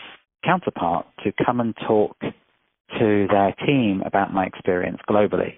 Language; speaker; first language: English; native; English